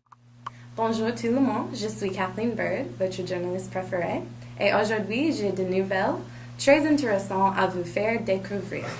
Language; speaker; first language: French; non-native, learner; English